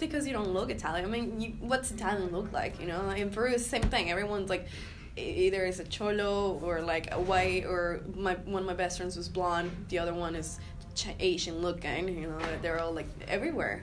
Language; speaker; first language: English; non-native, fluent; Spanish